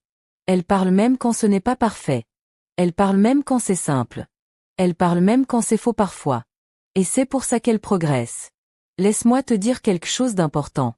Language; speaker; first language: French; native; French